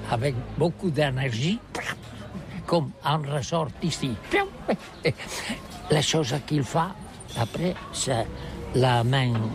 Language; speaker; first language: French; non-native, learner; Catalan